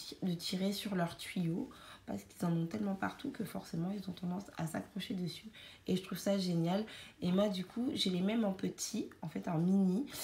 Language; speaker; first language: French; native; French